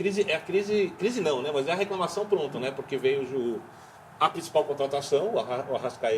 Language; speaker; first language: Portuguese; native; Portuguese